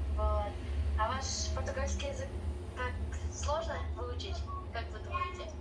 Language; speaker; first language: Russian; non-native, local second language; Kazakh